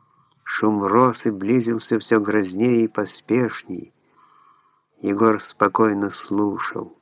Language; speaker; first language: Russian; native; Russian